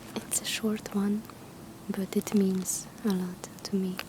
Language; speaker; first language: English; non-native, fluent; Slovenian